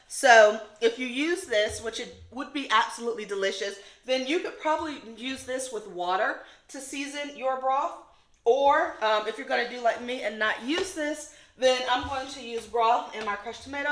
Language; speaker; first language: English; native; English